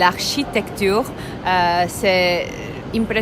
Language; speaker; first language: French; non-native, learner; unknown